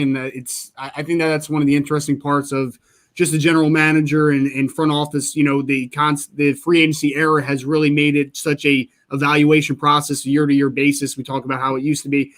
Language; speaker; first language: English; native; English